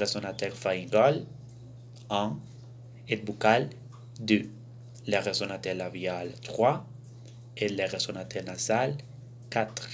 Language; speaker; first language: French; non-native, learner; Spanish